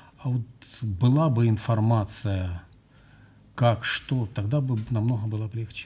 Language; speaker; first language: Russian; native; Russian